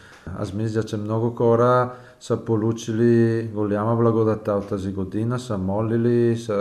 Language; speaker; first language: Bulgarian; non-native, fluent; Italian